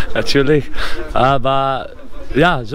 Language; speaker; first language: German; non-native, learner; Greek